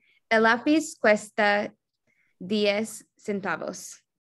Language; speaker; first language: Spanish; non-native, learner; English